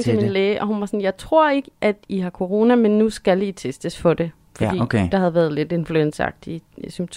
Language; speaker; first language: Danish; native; Danish